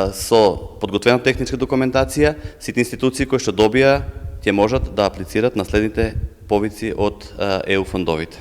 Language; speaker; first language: Macedonian; native; Macedonian